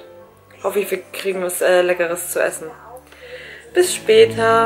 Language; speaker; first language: German; native; German